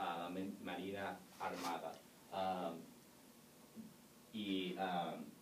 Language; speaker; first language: Spanish; non-native, learner; English